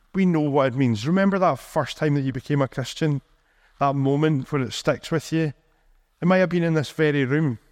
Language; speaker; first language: English; native; English